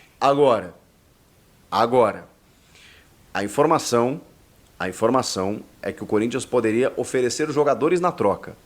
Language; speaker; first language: Portuguese; native; Portuguese